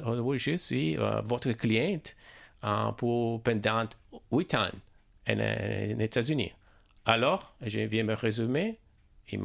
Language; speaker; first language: French; non-native, learner; Italian